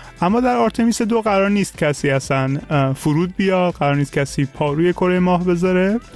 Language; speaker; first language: Persian; native; Persian